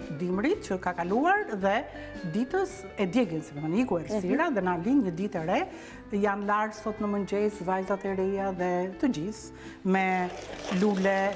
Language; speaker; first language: Albanian; native; Albanian